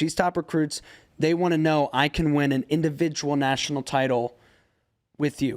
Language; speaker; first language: English; native; English